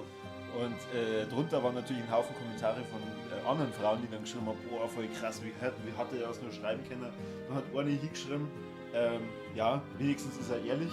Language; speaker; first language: German; native; German